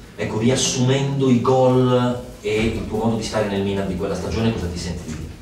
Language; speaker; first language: Italian; native; Italian